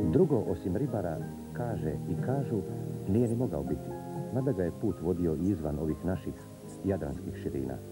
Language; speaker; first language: Croatian; native; Croatian